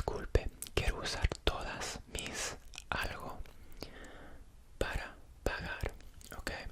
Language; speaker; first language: Spanish; non-native, learner; English